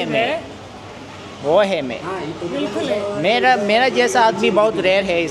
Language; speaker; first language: Hindi; non-native, local second language; Malayalam